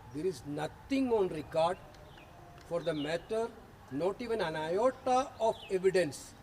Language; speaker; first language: English; non-native, local second language; Malayalam